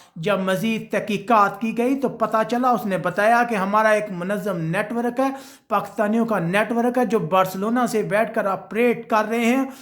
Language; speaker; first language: Urdu; non-native, local second language; Punjabi